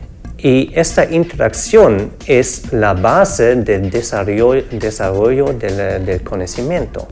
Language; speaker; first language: Spanish; non-native, fluent; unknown